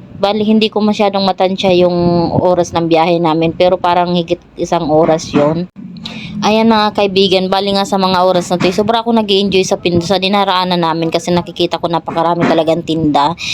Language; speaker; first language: Filipino; non-native, local second language; Bikol